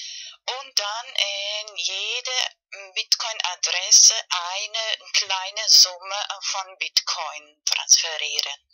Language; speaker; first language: German; non-native, fluent; Spanish